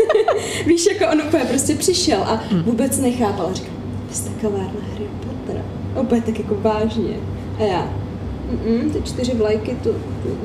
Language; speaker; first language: Czech; native; Czech